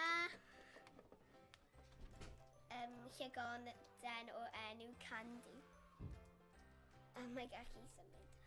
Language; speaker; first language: Welsh; non-native, local second language; English